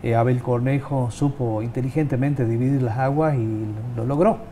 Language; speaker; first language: Spanish; native; Spanish